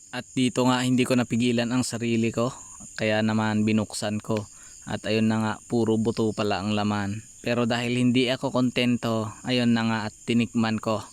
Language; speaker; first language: Filipino; non-native, local second language; Iloko